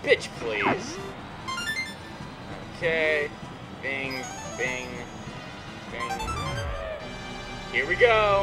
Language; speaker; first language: English; native; English